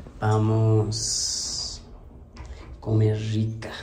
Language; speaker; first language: Spanish; non-native, learner; Urdu